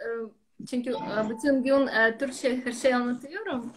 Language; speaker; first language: Turkish; non-native, learner; Russian